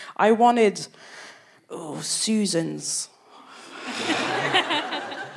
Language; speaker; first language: English; non-native, fluent; French